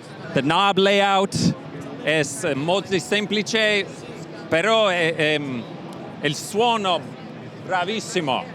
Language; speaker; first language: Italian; non-native, learner; English